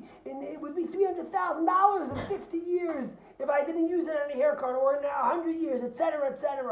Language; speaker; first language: English; native; English